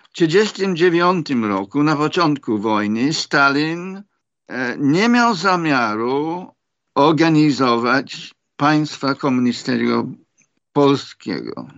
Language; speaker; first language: Polish; non-native, fluent; English